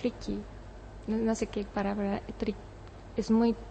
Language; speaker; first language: Spanish; non-native, learner; Japanese